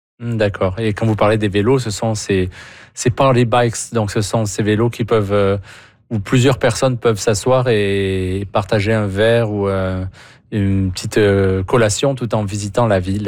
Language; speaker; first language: French; native; French